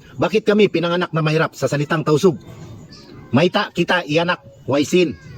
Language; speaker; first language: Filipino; non-native, local second language; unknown